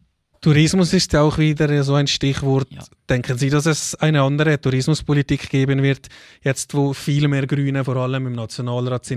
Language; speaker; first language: German; native; German